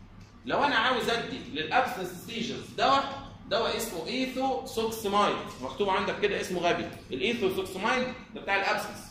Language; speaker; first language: Arabic; native; Arabic